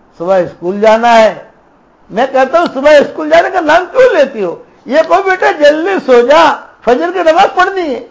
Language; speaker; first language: Urdu; non-native, local second language; Gujarati